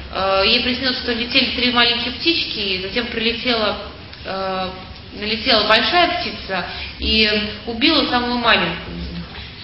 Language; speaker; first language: Russian; native; Russian